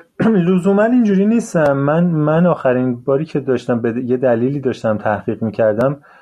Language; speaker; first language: Persian; native; Persian